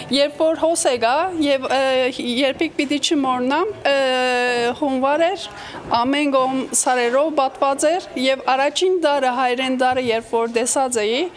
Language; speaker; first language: Armenian; early bilingual, heritage; Armenian